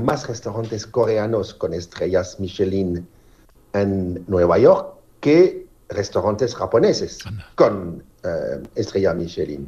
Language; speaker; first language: Spanish; non-native, fluent; French